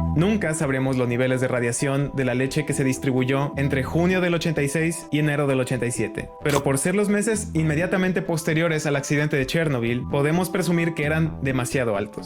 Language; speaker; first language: Spanish; native; Spanish